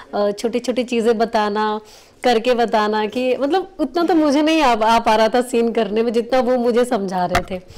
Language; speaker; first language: Hindi; non-native, local second language; Bhojpuri